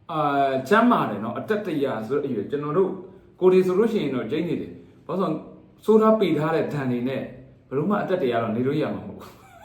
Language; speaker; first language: Burmese; native; Burmese